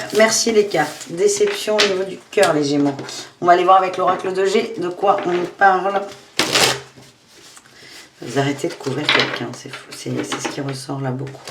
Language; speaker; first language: French; native; French